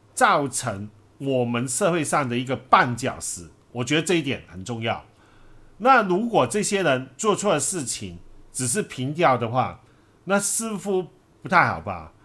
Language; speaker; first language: Chinese; non-native, local second language; Cantonese